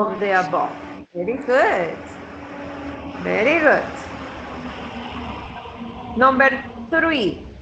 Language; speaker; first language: English; non-native, fluent; Spanish